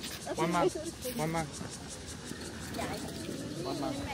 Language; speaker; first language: English; non-native, learner; Chinese